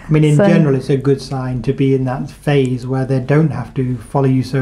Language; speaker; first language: English; native; English